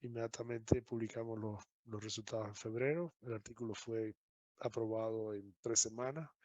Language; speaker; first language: Spanish; native; Spanish